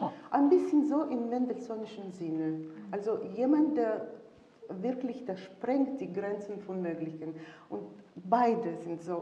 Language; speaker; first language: German; non-native, fluent; Russian